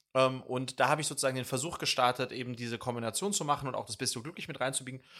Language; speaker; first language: German; early bilingual, other home language; Swedish